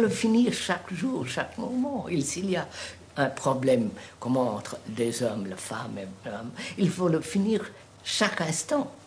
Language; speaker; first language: French; non-native, fluent; Telugu